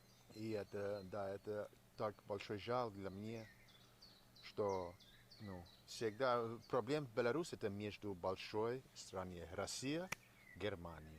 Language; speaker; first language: Russian; non-native, learner; English